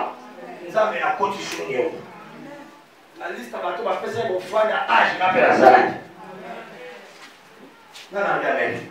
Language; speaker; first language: French; non-native, local second language; Lingala